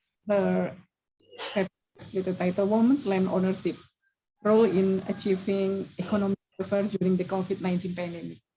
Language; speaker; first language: English; non-native, learner; Indonesian